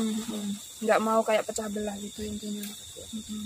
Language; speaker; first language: Indonesian; native; Indonesian